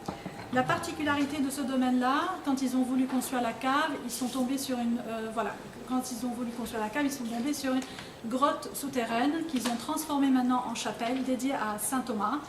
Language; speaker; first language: French; non-native, local second language; Arabic